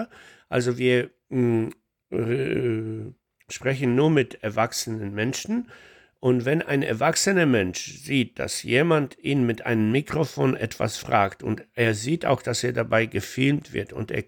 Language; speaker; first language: German; non-native, fluent; Polish